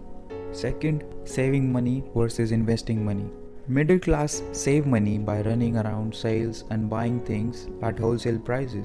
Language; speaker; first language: English; non-native, local second language; Hindi